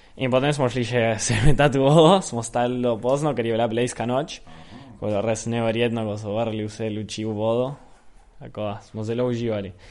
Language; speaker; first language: Slovenian; early bilingual, heritage; Slovenian